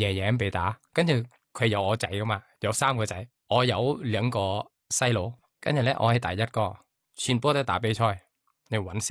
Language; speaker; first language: Cantonese; non-native, learner; Thai